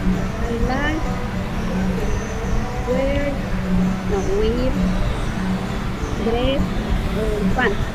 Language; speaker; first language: English; non-native, learner; Spanish